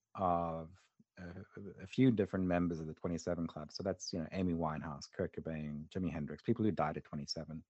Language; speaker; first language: English; native; English